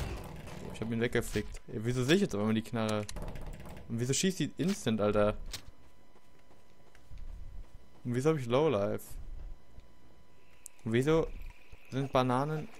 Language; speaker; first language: German; native; German